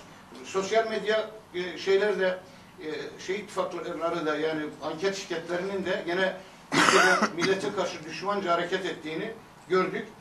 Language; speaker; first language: Turkish; native; Turkish